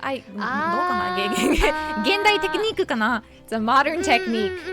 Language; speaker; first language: Japanese; non-native, learner; English